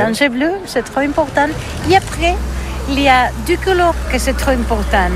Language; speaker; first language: French; non-native, learner; Catalan